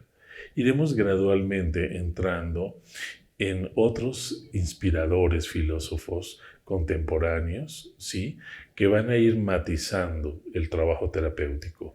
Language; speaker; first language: Spanish; native; Spanish